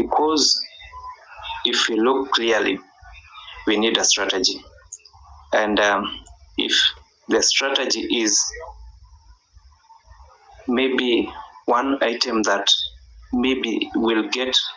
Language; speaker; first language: English; non-native, local second language; Swahili